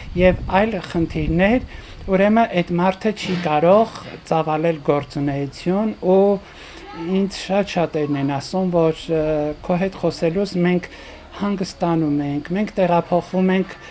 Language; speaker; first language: Armenian; native; Armenian